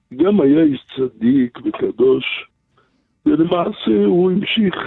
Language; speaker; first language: Hebrew; non-native, fluent; Arabic